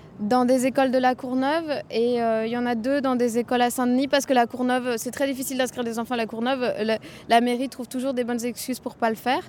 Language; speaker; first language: French; native; French